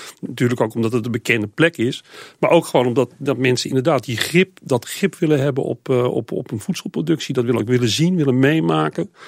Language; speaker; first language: Dutch; native; Dutch